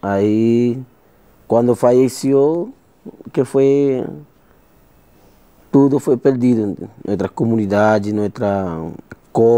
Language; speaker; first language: Portuguese; non-native, learner; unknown